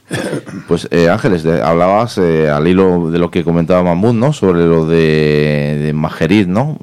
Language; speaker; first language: Spanish; native; Spanish